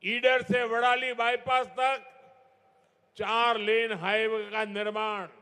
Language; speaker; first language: Hindi; non-native, local second language; Gujarati